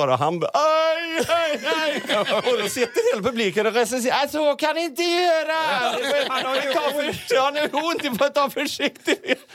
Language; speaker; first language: Swedish; native; Swedish